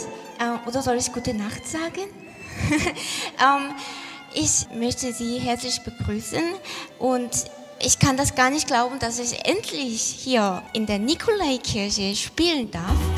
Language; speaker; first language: German; non-native, fluent; Korean